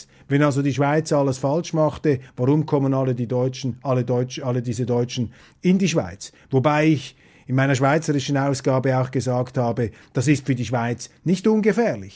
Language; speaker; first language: German; non-native, local second language; Swiss German